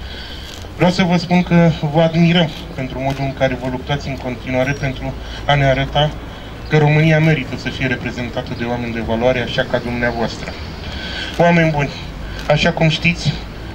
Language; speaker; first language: Romanian; native; Romanian